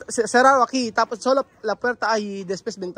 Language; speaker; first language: Spanish; non-native, learner; Filipino